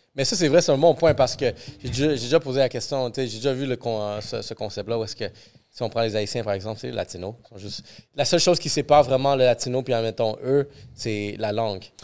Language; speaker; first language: French; non-native, fluent; English